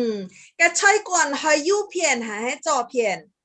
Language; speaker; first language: Chinese; early bilingual, heritage; Chinese